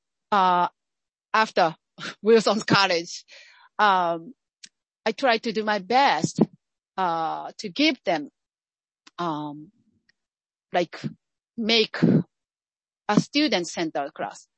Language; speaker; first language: English; non-native, fluent; Japanese